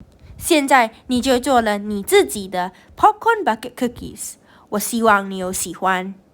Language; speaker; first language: Chinese; non-native, learner; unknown